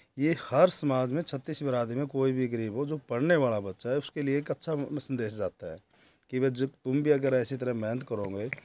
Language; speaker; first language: Hindi; native; Hindi